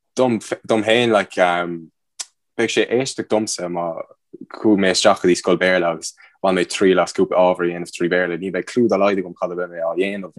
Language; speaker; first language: Irish; native; Irish